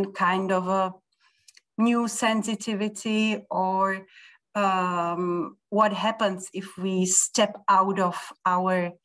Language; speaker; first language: English; non-native, fluent; Czech